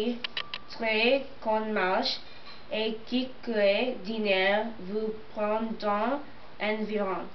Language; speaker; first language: French; non-native, learner; English